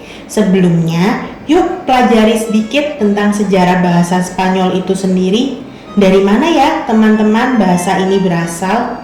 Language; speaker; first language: Indonesian; native; Indonesian